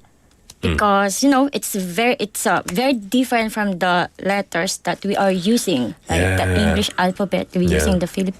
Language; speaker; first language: English; non-native, local second language; Filipino